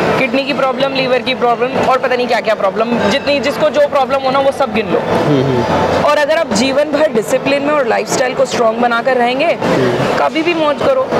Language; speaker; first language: Hindi; native; Hindi